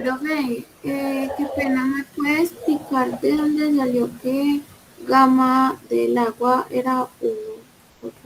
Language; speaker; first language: Spanish; native; Spanish